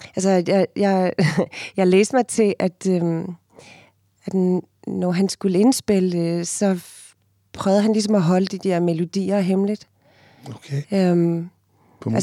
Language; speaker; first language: Danish; non-native, fluent; Afrikaans